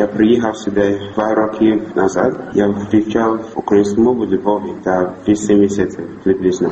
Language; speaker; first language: Ukrainian; non-native, learner; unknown